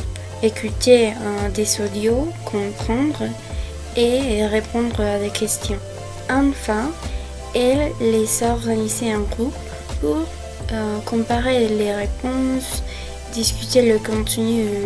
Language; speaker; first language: French; non-native, fluent; Spanish